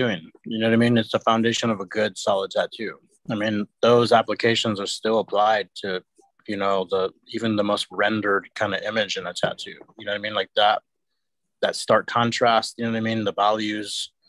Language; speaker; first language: English; native; English